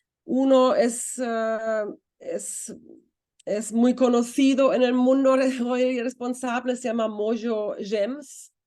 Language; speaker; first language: Spanish; non-native, fluent; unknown